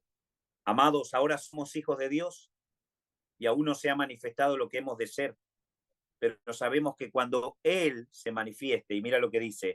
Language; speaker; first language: Spanish; native; Spanish